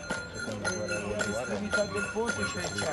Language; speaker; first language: Italian; native; Italian